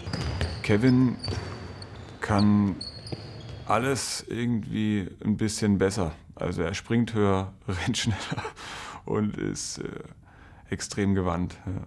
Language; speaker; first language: German; native; German